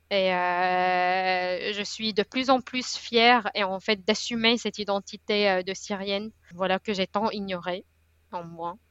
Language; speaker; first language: French; non-native, fluent; Arabic